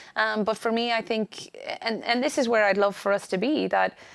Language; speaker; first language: English; native; English